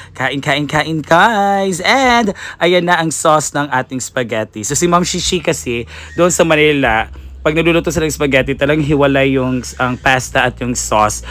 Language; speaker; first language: Filipino; non-native, local second language; Cebuano